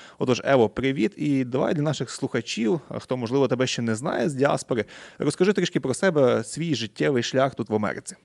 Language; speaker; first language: Ukrainian; native; Ukrainian